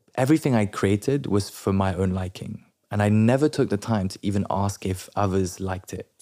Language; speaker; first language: English; non-native, local second language; French